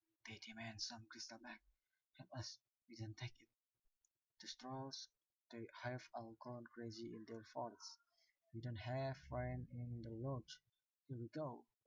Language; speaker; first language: English; non-native, learner; Sundanese